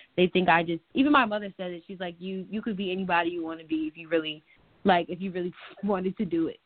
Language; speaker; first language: English; native; English